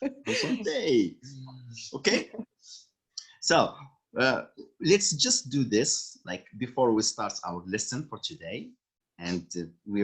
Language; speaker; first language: English; non-native, fluent; Arabic